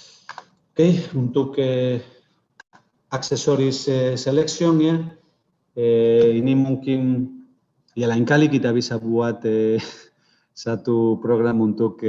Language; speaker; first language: Indonesian; non-native, fluent; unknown